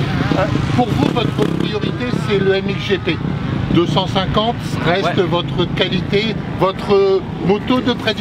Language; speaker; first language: French; native; French